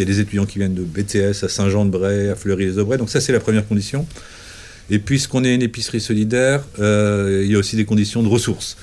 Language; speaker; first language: French; native; French